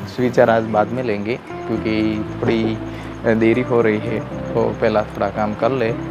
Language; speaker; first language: Hindi; non-native, local second language; Gujarati